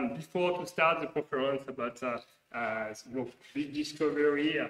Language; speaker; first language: English; non-native, fluent; French